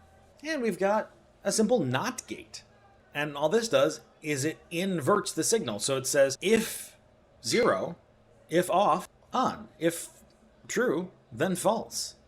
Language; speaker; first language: English; native; English